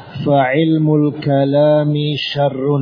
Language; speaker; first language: Arabic; non-native, fluent; Indonesian